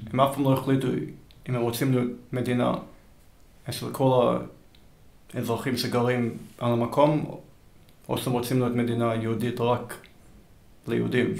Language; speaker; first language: Hebrew; early bilingual, heritage; Hebrew